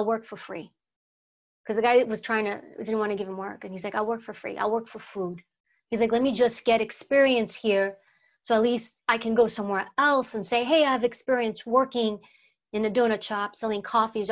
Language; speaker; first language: English; early bilingual, other home language; Greek